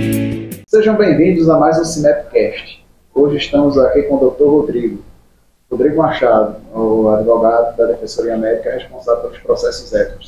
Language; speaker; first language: Portuguese; native; Portuguese